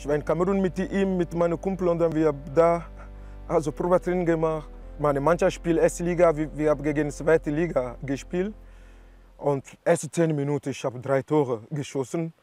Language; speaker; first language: German; non-native, learner; French